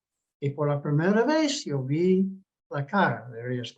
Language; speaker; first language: Spanish; non-native, fluent; English